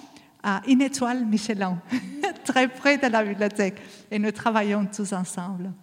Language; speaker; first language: French; non-native, learner; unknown